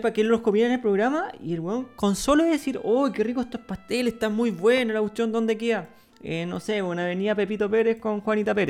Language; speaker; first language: Spanish; native; Spanish